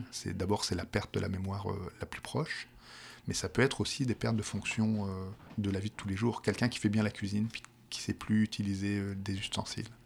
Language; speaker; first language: French; native; French